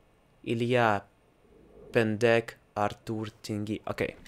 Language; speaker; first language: Indonesian; non-native, learner; Russian